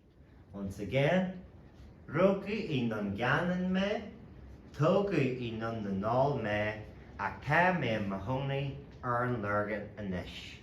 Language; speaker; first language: Irish; non-native, local second language; English